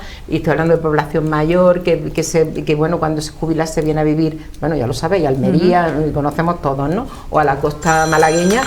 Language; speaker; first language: Spanish; native; Spanish